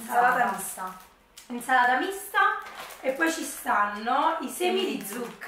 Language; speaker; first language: Italian; native; Italian